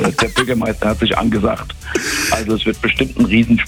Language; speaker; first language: German; native; German